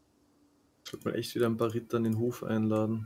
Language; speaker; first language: German; native; German